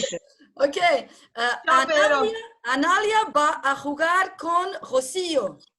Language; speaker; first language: Spanish; non-native, fluent; Portuguese